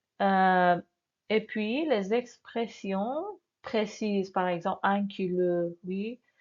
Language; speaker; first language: French; non-native, fluent; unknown